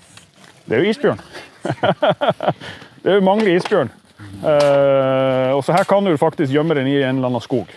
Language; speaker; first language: Norwegian; native; Norwegian